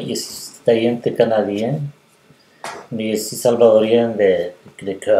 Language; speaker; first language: French; non-native, fluent; Spanish